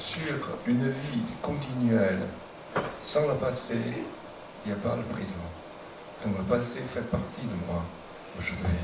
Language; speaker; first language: French; non-native, fluent; Chinese